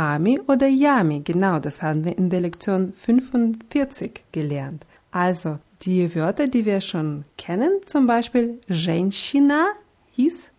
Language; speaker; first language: German; non-native, fluent; Russian